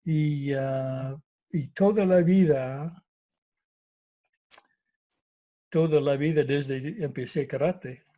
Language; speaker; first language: Spanish; non-native, fluent; English